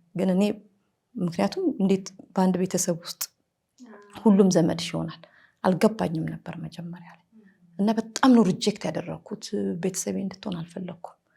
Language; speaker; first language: Amharic; native; Amharic